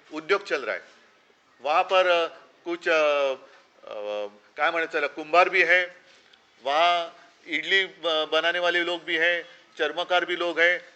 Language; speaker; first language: Hindi; non-native, local second language; Marathi